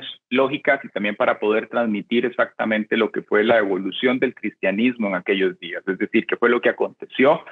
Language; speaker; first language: Spanish; native; Spanish